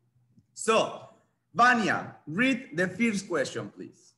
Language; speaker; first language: English; non-native, fluent; Spanish